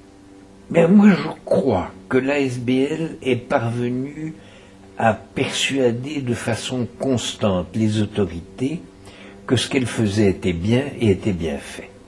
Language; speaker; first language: French; native; French